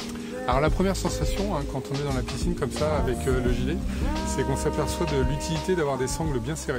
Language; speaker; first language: French; native; French